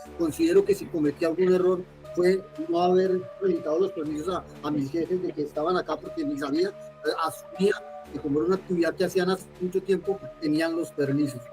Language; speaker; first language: Spanish; native; Spanish